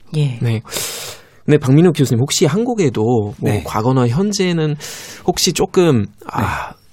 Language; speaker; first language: Korean; non-native, fluent; German